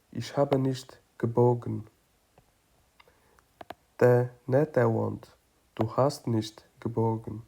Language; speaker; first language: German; non-native, fluent; Kurdish